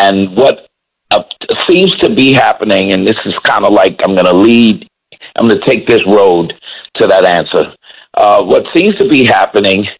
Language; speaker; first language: English; native; English